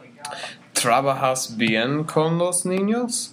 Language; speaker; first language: Spanish; non-native, learner; English